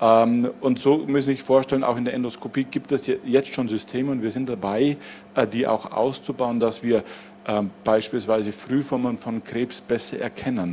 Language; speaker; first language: German; native; German